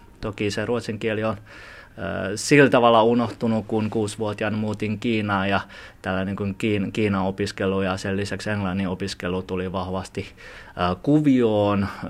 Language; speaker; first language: Finnish; early bilingual, other home language; Chinese